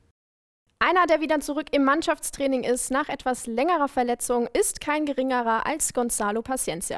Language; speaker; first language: German; native; German